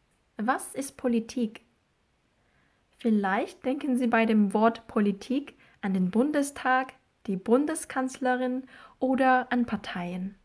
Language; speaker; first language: German; non-native, fluent; Korean